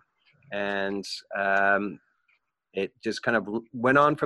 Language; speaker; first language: English; native; English